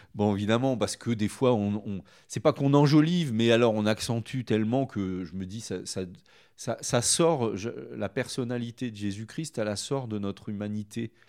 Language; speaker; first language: French; native; French